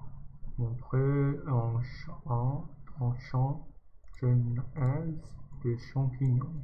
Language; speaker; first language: French; non-native, learner; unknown